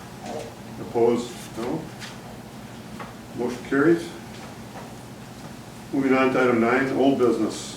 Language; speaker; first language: English; native; English